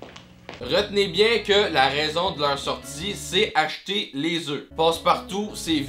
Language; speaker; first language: French; native; French